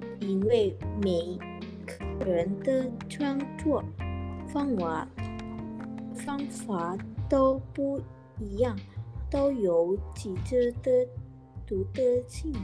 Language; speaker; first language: Chinese; non-native, learner; Indonesian